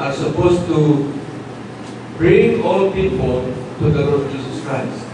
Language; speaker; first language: English; non-native, local second language; Filipino